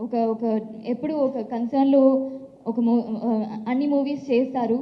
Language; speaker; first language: Telugu; non-native, local second language; Tamil